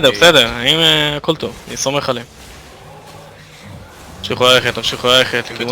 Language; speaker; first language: Hebrew; native; Hebrew